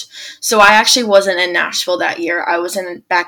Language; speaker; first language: English; native; English